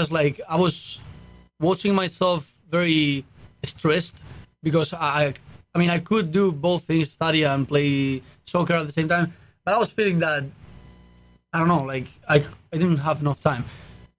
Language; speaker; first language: English; non-native, fluent; Spanish